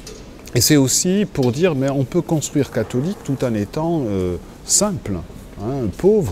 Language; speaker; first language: French; native; French